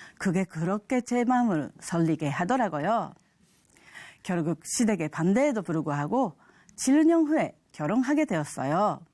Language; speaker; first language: Korean; non-native, fluent; Japanese